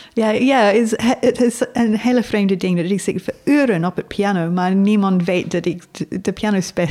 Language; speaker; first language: Dutch; non-native, fluent; English